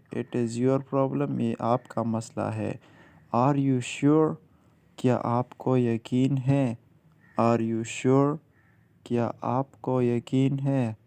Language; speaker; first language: Urdu; native; Urdu